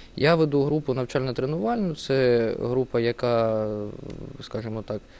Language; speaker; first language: Ukrainian; non-native, local second language; Russian